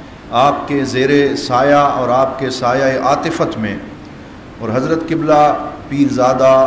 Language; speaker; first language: Urdu; native; Urdu